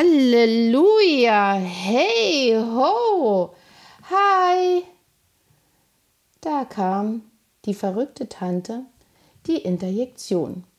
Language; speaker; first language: German; native; German